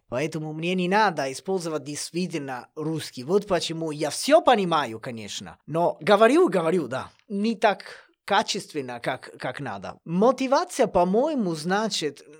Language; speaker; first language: Russian; non-native, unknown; Italian